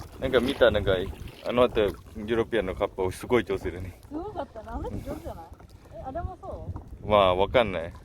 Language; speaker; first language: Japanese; non-native, learner; Thai